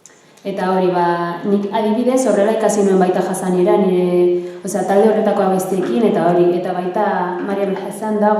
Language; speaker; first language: Basque; early bilingual, other home language; Arabic